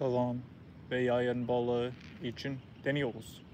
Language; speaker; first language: Turkish; non-native, learner; English